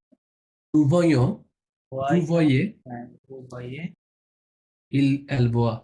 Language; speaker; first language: French; non-native, learner; Bangla